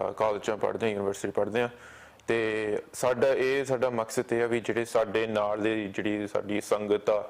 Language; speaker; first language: Punjabi; early bilingual, heritage; Punjabi